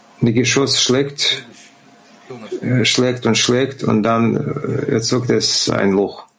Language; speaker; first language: German; non-native, fluent; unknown